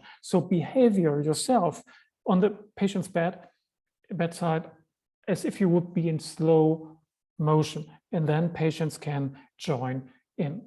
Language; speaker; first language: English; non-native, fluent; German